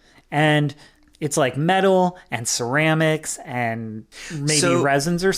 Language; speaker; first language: English; native; English